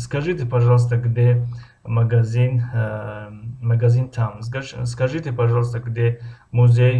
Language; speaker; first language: Russian; non-native, fluent; Tajik